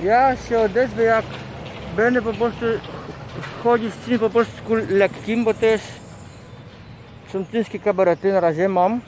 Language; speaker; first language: Polish; native; Polish